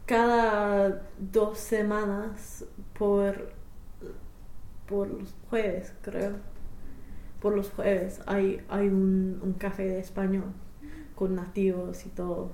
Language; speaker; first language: Spanish; non-native, fluent; English